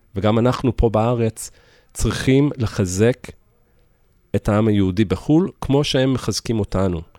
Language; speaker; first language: Hebrew; early bilingual, heritage; English